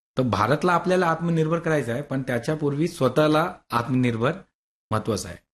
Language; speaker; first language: Marathi; non-native, local second language; Hindi